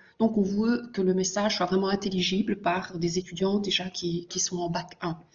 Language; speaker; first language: French; native; French